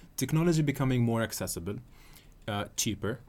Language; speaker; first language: English; non-native, fluent; Arabic